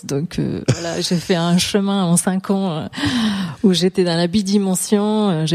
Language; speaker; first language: French; non-native, fluent; Spanish